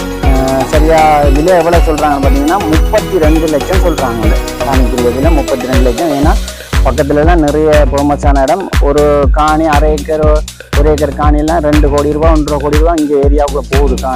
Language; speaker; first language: Tamil; native; Tamil